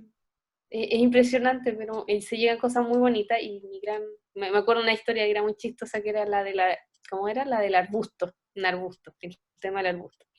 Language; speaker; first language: Spanish; native; Spanish